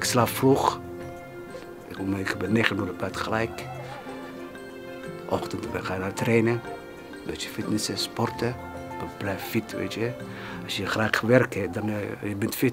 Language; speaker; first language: Dutch; non-native, learner; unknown